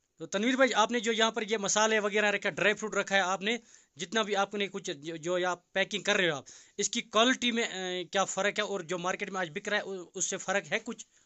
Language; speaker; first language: Hindi; non-native, local second language; Kashmiri